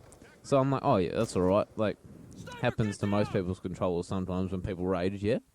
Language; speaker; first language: English; native; English